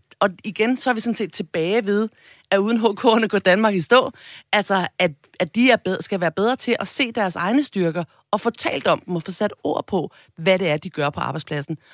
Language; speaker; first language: Danish; native; Danish